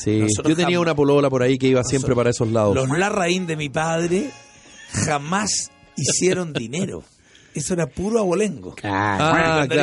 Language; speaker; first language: Spanish; native; Spanish